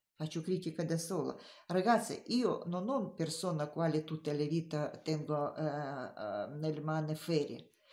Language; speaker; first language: Italian; non-native, learner; Romanian